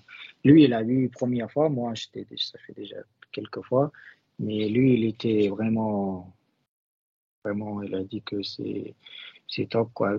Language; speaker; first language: French; non-native, learner; Russian